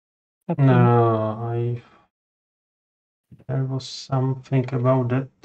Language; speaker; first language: English; non-native, fluent; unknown